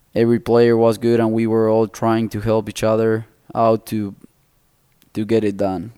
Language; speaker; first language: English; non-native, fluent; Spanish